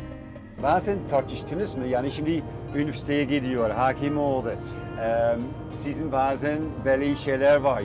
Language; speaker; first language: Turkish; non-native, fluent; Dutch